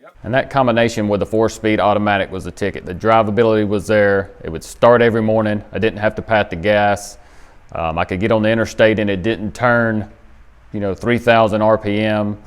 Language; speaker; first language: English; native; English